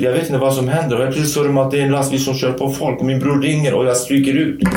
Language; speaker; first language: Swedish; non-native, fluent; Kurdish